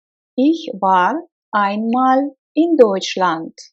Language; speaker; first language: German; non-native, fluent; Russian